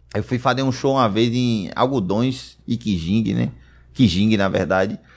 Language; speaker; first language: Portuguese; native; Portuguese